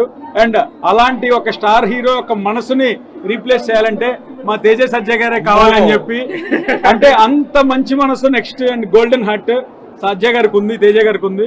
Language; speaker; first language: Telugu; native; Telugu